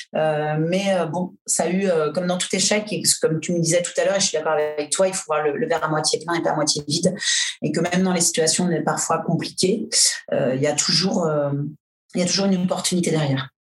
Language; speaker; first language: French; native; French